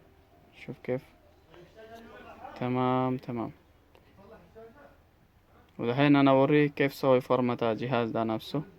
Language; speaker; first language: Arabic; non-native, learner; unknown